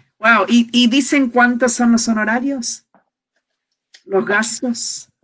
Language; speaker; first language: Spanish; early bilingual, heritage; Spanish